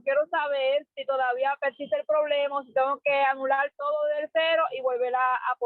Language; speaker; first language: Spanish; native; Spanish